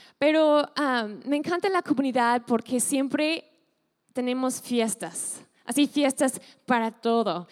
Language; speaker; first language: Spanish; non-native, fluent; English